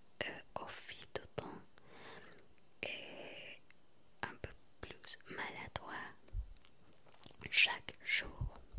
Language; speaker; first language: French; non-native, learner; Spanish